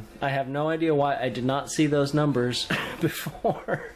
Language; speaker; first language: English; native; English